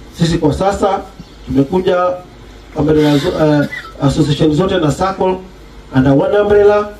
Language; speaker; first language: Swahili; native; Swahili